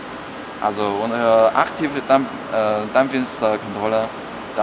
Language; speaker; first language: German; non-native, learner; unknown